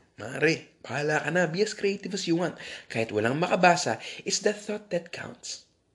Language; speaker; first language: English; non-native, local second language; Filipino